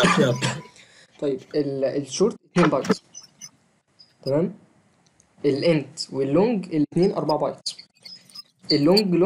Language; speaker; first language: Arabic; native; Arabic